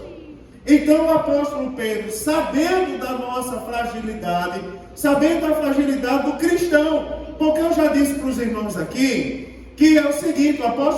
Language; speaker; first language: Portuguese; native; Portuguese